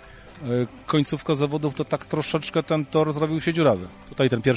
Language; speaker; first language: Polish; native; Polish